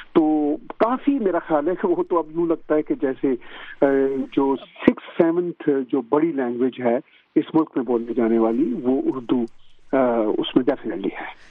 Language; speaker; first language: Urdu; non-native, local second language; Punjabi